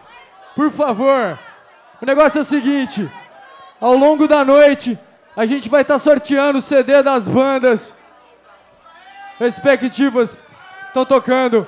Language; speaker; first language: Portuguese; native; Portuguese